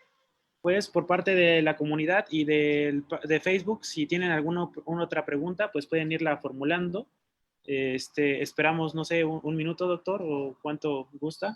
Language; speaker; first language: Spanish; native; Spanish